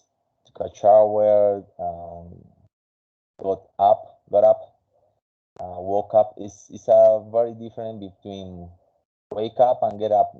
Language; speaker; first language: English; non-native, fluent; Spanish